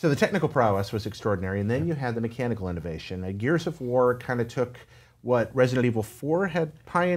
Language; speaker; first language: English; native; English